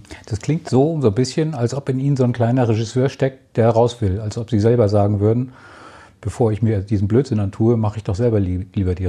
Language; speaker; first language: German; native; German